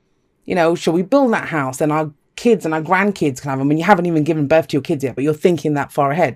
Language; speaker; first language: English; native; English